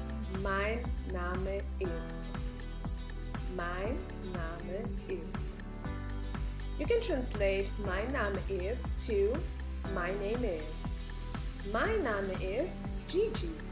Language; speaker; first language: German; non-native, fluent; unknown